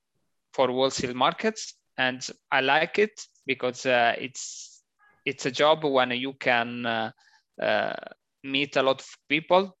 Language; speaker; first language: English; non-native, learner; Italian